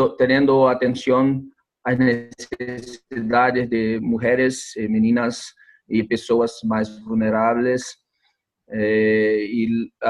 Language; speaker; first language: Spanish; non-native, learner; Portuguese